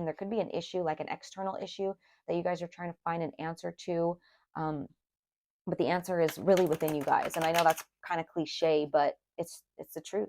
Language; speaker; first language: English; native; English